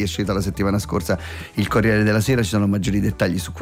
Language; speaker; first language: Italian; native; Italian